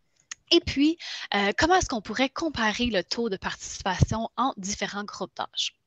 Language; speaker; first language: French; native; French